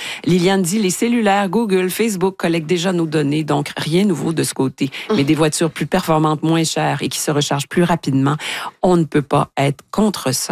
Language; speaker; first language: French; native; French